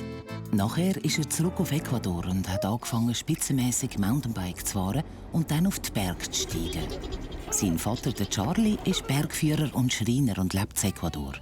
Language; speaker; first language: German; native; German